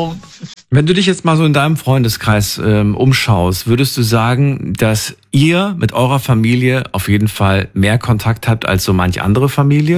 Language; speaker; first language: German; native; German